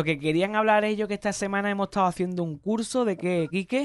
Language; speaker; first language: Spanish; native; Spanish